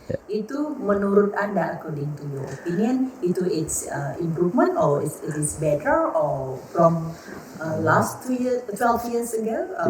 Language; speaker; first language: English; non-native, learner; Indonesian